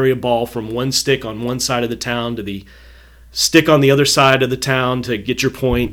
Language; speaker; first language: English; native; English